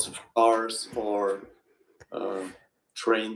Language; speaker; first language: English; non-native, learner; German